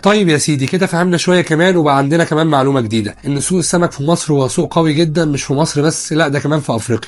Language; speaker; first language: Arabic; native; Arabic